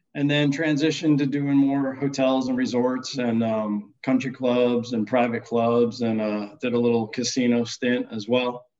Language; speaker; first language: English; native; English